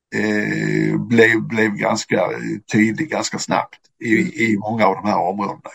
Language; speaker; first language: Swedish; native; Swedish